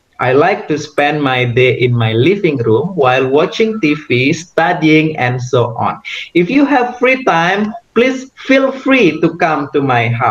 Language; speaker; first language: English; non-native, fluent; Indonesian